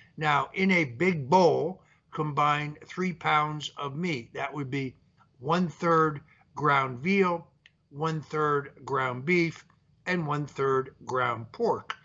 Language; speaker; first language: English; early bilingual, other home language; Italian